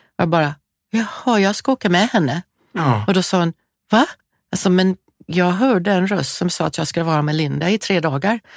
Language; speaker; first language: Swedish; non-native, fluent; English